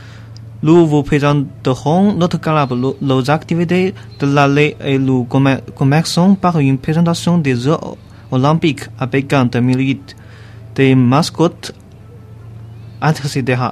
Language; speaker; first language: French; non-native, learner; Chinese